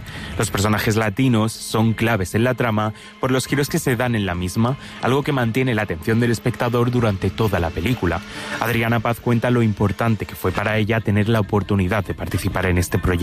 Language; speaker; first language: Spanish; native; Spanish